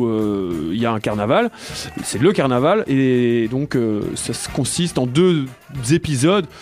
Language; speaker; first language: French; native; French